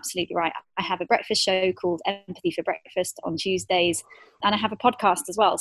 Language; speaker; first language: English; native; English